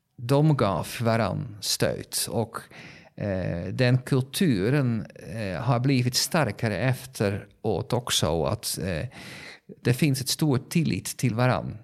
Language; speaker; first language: Swedish; non-native, fluent; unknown